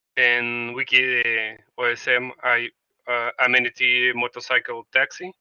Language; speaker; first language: Spanish; non-native, fluent; Russian